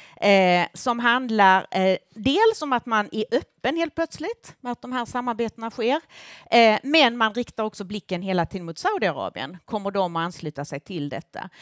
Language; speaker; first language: Swedish; native; Swedish